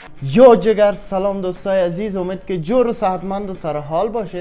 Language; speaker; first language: Persian; native; Persian